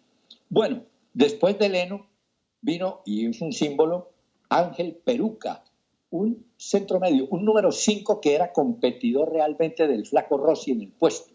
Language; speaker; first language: Spanish; native; Spanish